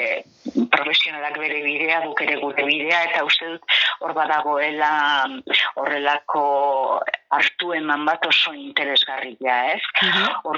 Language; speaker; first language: Basque; native; Basque